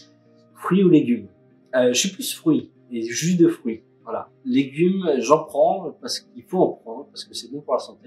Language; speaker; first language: French; native; French